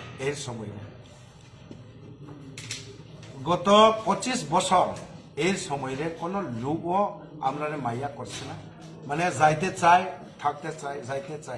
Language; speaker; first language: Bangla; non-native, local second language; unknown